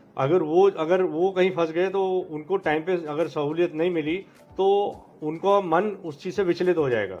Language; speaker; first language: Hindi; native; Hindi